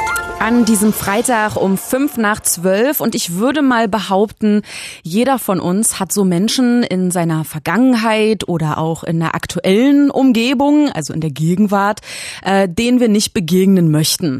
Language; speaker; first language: German; native; German